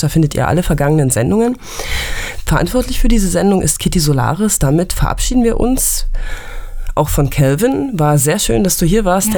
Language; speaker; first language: German; native; German